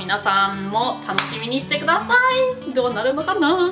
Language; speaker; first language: Japanese; non-native, fluent; German